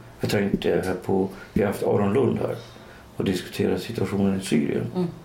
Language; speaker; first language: Swedish; native; Swedish